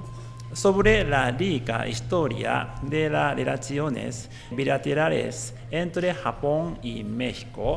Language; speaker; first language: Spanish; non-native, fluent; Japanese